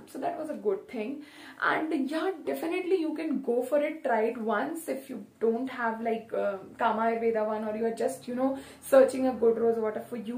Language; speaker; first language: English; non-native, local second language; Hindi